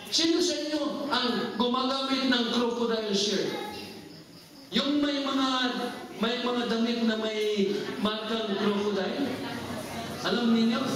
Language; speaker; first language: Filipino; non-native, local second language; Cebuano